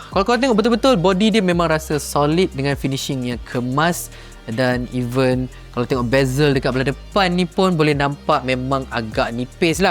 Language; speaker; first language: Malay; native; Malay